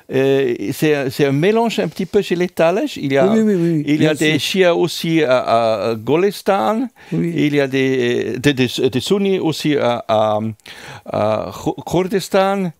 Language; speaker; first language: French; non-native, fluent; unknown